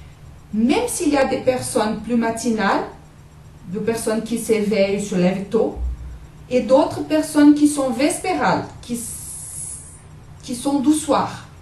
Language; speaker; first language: French; non-native, learner; Portuguese